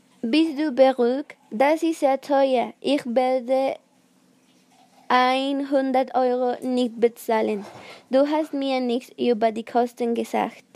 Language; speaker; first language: German; non-native, learner; Spanish